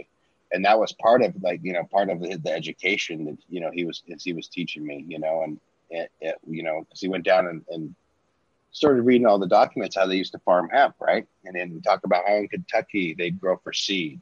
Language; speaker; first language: English; native; English